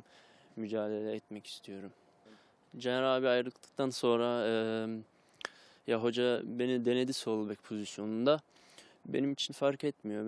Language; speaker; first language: Turkish; early bilingual, heritage; Turkish